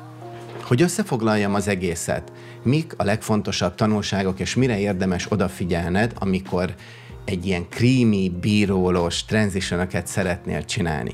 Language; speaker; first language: Hungarian; native; Hungarian